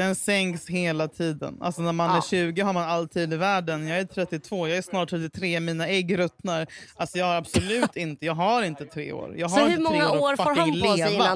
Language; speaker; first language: Swedish; native; Swedish